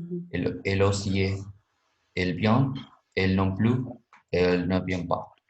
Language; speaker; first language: French; non-native, learner; Spanish